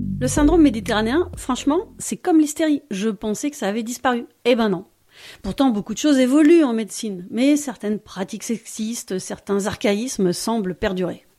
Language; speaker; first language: French; native; French